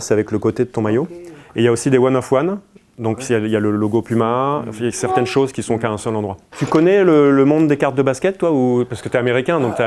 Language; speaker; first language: French; native; French